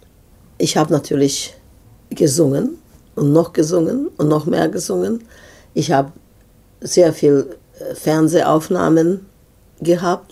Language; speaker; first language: German; non-native, fluent; Serbian